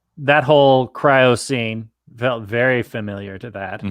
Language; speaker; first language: English; native; English